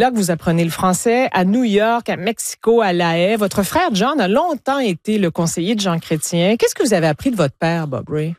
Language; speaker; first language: French; native; French